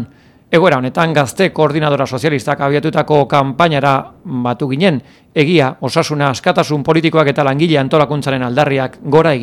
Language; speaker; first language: Basque; native; Basque